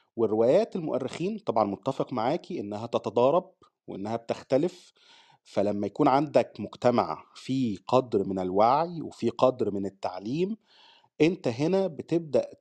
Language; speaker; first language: Arabic; native; Arabic